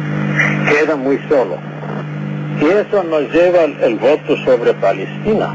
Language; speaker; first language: Spanish; non-native, fluent; English